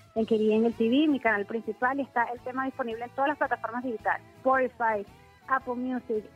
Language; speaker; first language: Spanish; native; Spanish